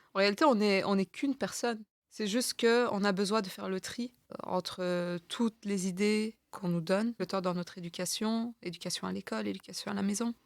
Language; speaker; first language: French; early bilingual, other home language; Turkish